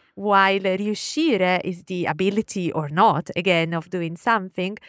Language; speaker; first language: English; non-native, fluent; Italian